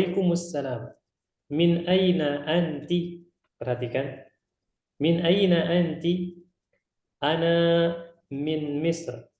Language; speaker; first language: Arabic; non-native, fluent; Indonesian